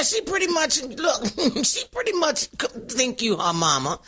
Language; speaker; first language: English; native; English